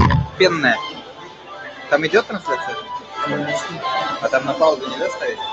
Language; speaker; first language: Russian; native; Russian